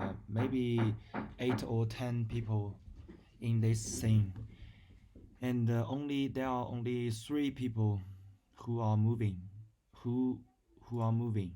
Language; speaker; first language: English; non-native, learner; Chinese